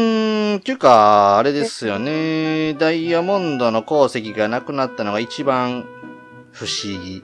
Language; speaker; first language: Japanese; native; Japanese